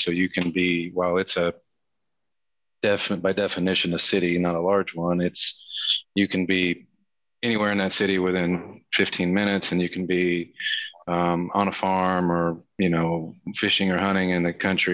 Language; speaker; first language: English; native; English